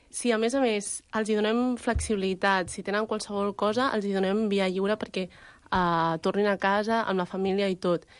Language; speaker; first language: Catalan; early bilingual, other home language; Vietnamese